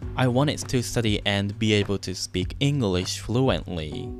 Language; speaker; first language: English; non-native, fluent; Japanese